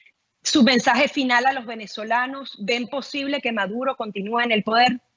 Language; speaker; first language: Spanish; native; Spanish